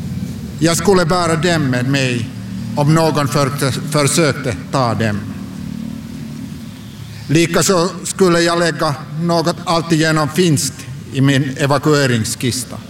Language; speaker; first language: Swedish; non-native, local second language; Finnish